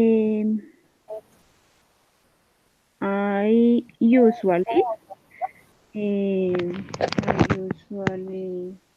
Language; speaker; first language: English; non-native, learner; Spanish